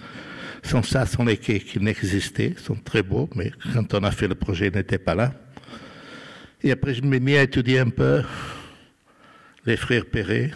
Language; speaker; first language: French; non-native, fluent; Portuguese